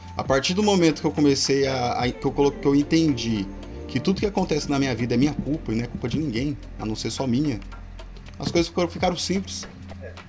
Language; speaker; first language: Portuguese; non-native, fluent; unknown